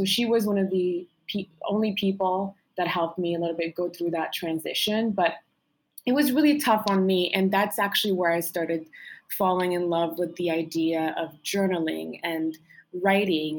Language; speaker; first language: English; non-native, fluent; Arabic